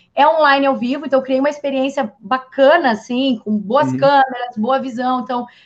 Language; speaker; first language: Portuguese; native; Portuguese